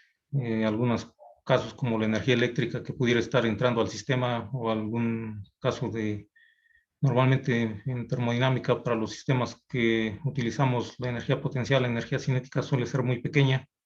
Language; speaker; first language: Spanish; native; Spanish